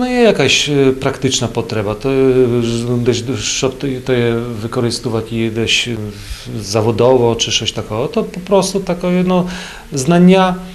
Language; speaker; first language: Ukrainian; non-native, learner; Polish